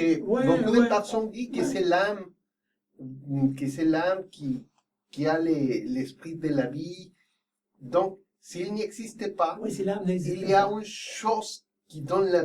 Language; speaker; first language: French; non-native, fluent; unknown